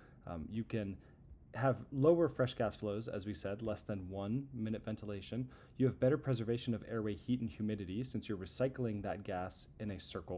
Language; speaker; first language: English; native; English